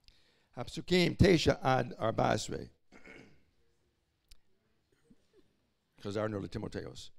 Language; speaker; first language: Hebrew; non-native, fluent; English